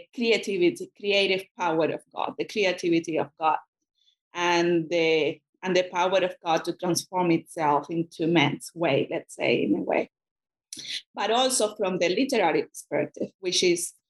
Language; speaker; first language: English; non-native, fluent; Spanish